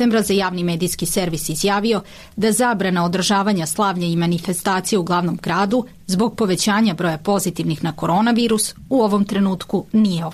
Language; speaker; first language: Serbian; native; Serbian